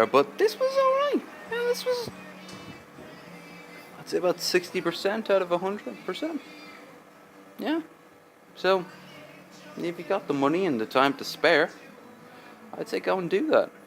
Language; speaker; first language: English; native; English